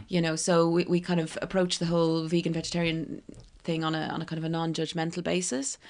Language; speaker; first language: English; native; English